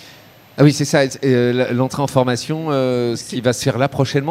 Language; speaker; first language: French; native; French